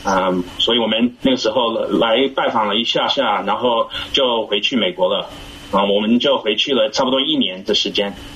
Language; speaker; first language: Chinese; early bilingual, heritage; English